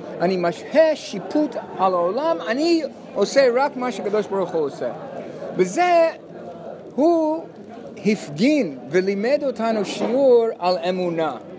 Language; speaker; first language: Hebrew; non-native, fluent; English